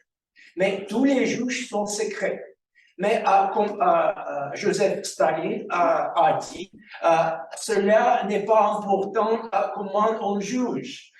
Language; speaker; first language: French; non-native, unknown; Russian